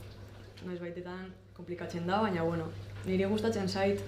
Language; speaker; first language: Basque; non-native, local second language; Spanish